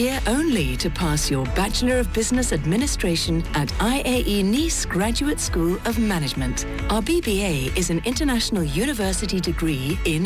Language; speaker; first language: English; native; English